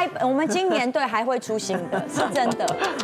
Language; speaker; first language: Chinese; native; Chinese